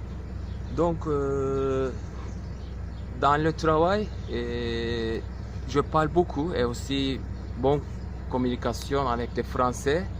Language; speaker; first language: French; non-native, learner; Turkish